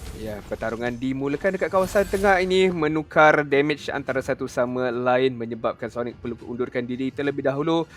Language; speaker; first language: Malay; native; Malay